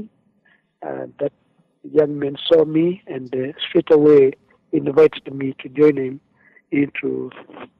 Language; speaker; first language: English; non-native, local second language; Kamba